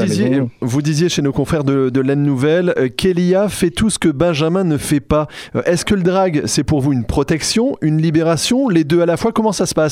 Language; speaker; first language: French; native; French